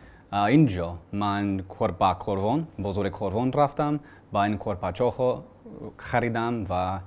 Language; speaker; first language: Persian; non-native, learner; English